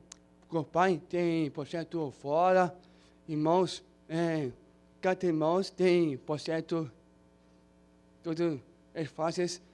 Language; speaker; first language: Portuguese; non-native, learner; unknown